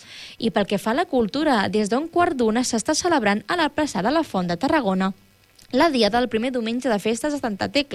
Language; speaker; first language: Catalan; native; Catalan